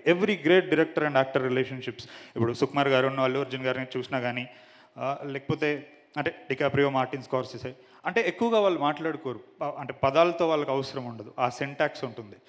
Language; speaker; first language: Telugu; native; Telugu